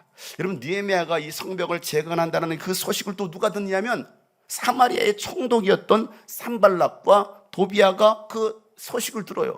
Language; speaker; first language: Korean; native; Korean